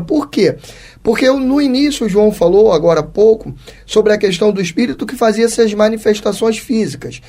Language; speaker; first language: Portuguese; native; Portuguese